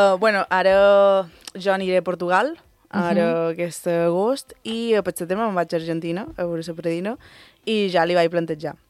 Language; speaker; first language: Catalan; early bilingual, other home language; Spanish